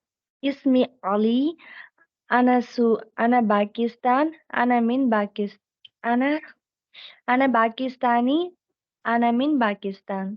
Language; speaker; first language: Arabic; non-native, learner; Tamil